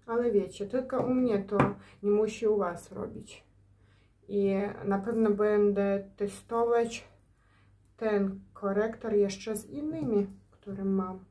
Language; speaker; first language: Polish; non-native, learner; Ukrainian